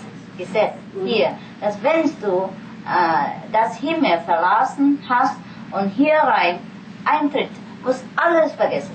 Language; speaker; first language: German; non-native, fluent; Vietnamese